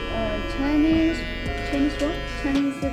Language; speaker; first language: English; non-native, learner; Chinese